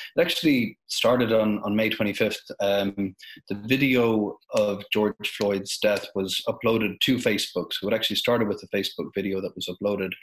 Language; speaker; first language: English; native; English